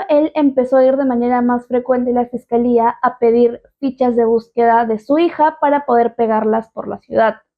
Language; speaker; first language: Spanish; native; Spanish